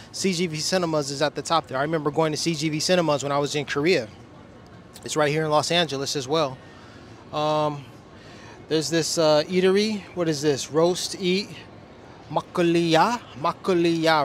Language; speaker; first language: English; native; English